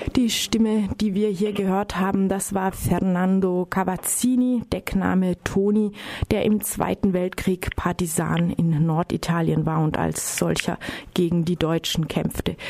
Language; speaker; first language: German; native; German